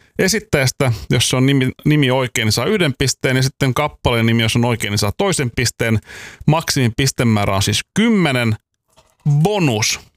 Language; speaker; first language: Finnish; native; Finnish